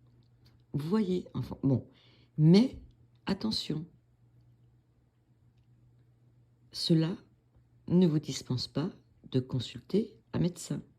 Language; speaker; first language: French; native; French